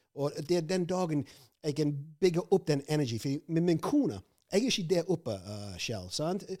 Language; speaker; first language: Norwegian; non-native, fluent; English